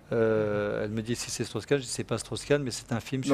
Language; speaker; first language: French; native; French